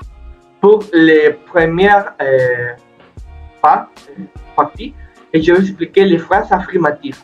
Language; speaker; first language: French; non-native, learner; Spanish